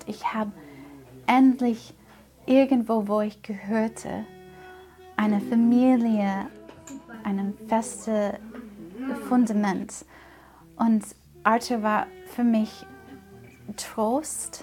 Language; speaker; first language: German; non-native, fluent; English